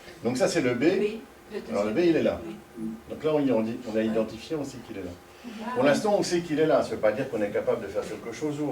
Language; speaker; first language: French; native; French